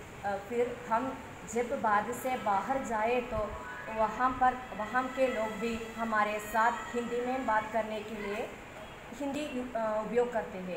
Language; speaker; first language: Hindi; non-native, local second language; Malayalam